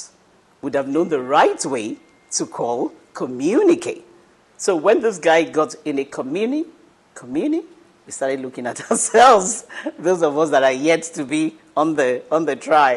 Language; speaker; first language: English; non-native, local second language; Yoruba